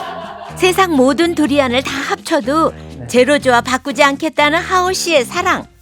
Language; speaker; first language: Korean; native; Korean